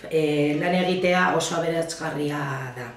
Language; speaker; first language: Basque; non-native, local second language; Spanish